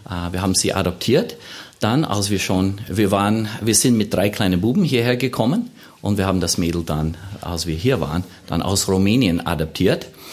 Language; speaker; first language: German; non-native, fluent; English